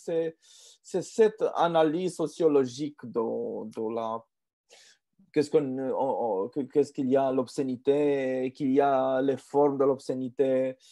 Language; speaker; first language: French; non-native, fluent; Romanian